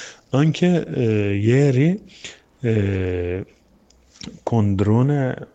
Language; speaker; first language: Italian; non-native, learner; Kurdish